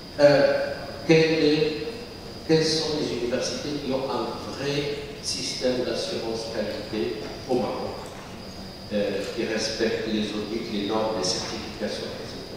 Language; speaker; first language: French; non-native, local second language; Arabic